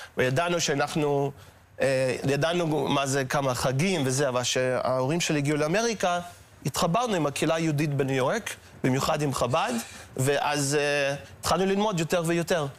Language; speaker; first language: Hebrew; non-native, fluent; English